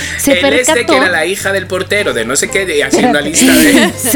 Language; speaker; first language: Spanish; native; Spanish